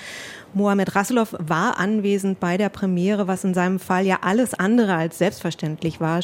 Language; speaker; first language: German; native; German